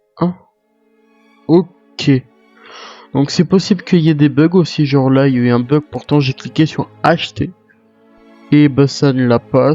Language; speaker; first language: French; native; French